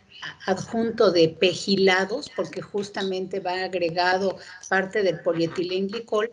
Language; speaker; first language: Spanish; native; Spanish